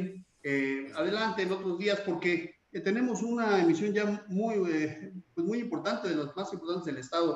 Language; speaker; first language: Spanish; native; Spanish